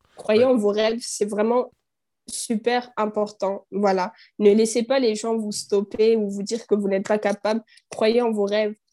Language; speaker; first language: French; native; French